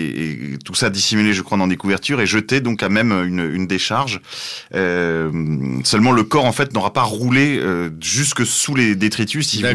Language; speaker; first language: French; native; French